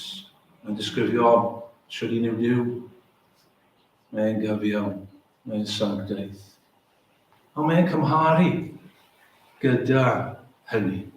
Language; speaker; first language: Welsh; native; Welsh